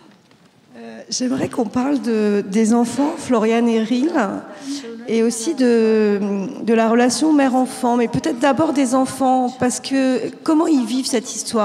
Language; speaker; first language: French; native; French